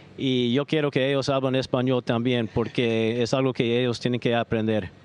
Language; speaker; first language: Spanish; non-native, fluent; English